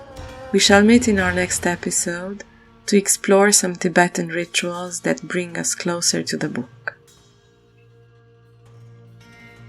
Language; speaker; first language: English; non-native, fluent; French